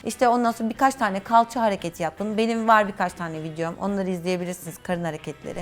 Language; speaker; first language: Turkish; native; Turkish